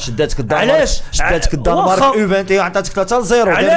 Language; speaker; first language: Arabic; native; Arabic